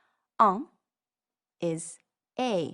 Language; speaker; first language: French; non-native, fluent; English